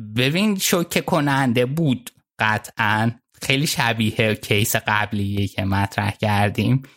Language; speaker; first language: Persian; native; Persian